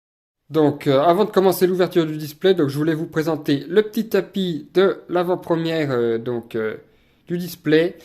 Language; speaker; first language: French; native; French